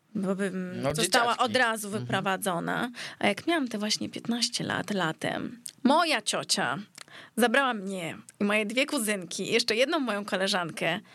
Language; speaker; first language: Polish; early bilingual, heritage; Greek